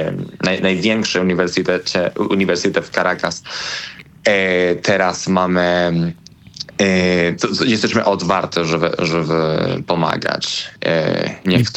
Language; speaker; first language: Polish; non-native, learner; Spanish